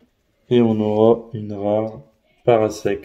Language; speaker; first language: French; native; French